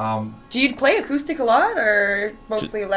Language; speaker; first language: English; native; English